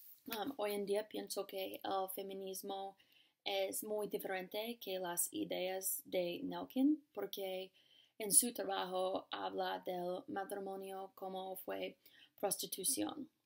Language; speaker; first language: Spanish; non-native, learner; English